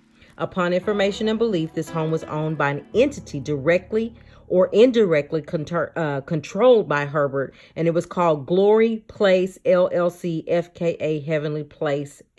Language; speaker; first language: English; native; English